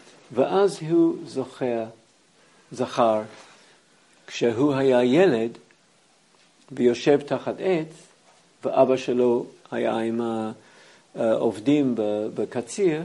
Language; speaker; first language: Hebrew; non-native, fluent; English